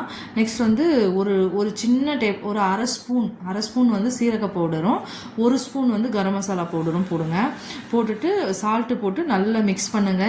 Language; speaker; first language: Tamil; native; Tamil